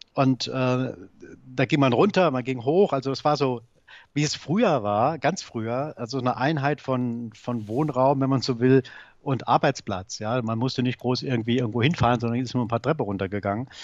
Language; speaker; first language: German; native; German